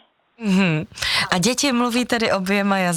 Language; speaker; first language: Czech; native; Czech